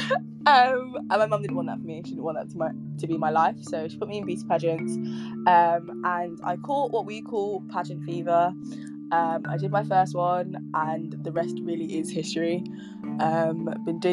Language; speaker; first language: English; native; English